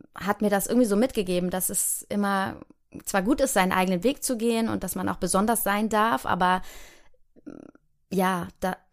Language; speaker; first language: German; native; German